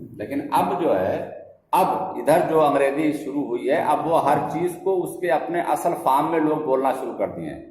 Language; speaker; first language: Urdu; native; Urdu